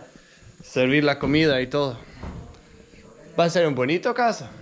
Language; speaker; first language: Spanish; non-native, learner; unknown